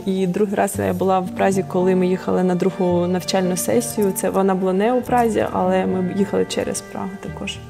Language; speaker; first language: Ukrainian; native; Ukrainian